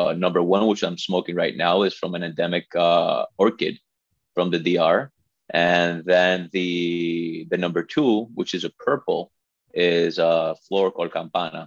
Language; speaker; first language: English; non-native, fluent; Spanish